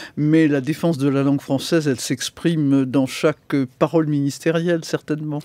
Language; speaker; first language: French; native; French